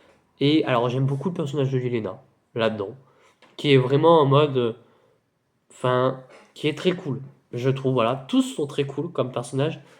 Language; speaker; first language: French; native; French